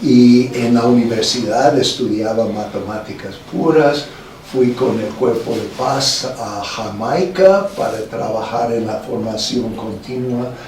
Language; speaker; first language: Spanish; non-native, fluent; English